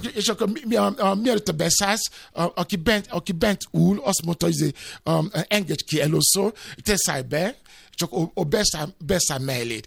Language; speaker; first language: Hungarian; non-native, learner; Yoruba